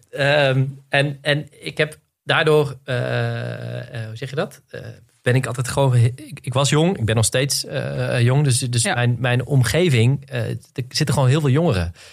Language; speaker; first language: Dutch; native; Dutch